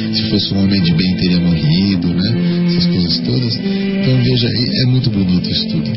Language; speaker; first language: Portuguese; native; Portuguese